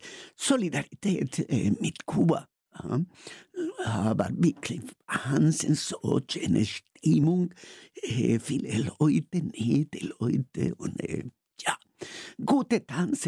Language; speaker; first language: German; non-native, learner; Spanish